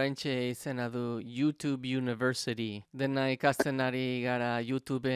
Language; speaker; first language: Basque; non-native, learner; English